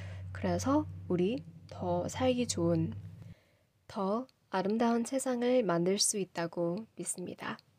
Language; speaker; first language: Korean; non-native, learner; English